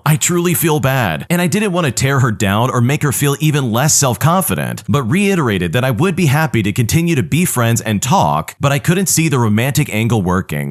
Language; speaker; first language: English; native; English